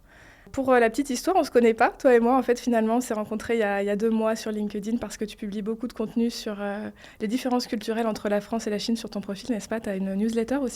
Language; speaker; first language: French; native; French